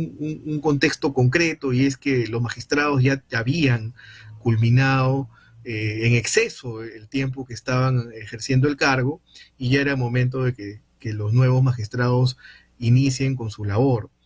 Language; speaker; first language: Spanish; native; Spanish